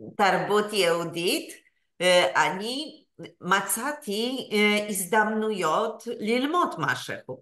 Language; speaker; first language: Hebrew; non-native, learner; Polish